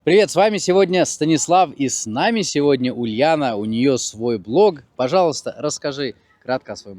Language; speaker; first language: Russian; native; Russian